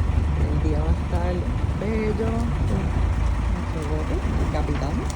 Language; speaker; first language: Spanish; early bilingual, heritage; Spanish